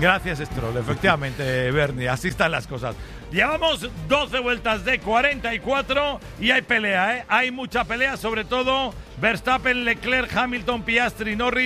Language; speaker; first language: Spanish; native; Spanish